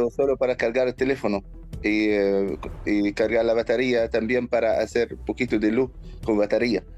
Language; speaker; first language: Spanish; non-native, learner; Arabic